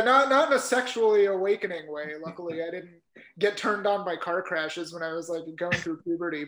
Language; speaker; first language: English; native; English